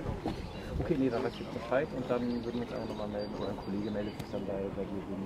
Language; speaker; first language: German; native; German